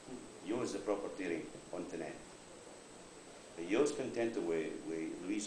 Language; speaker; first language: Spanish; non-native, learner; English